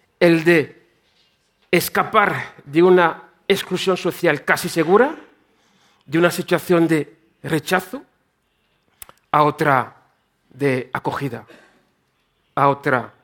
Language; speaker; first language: Spanish; non-native, fluent; French